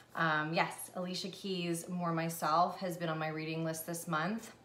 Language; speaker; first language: English; native; English